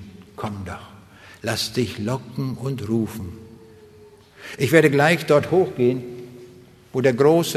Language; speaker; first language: German; native; German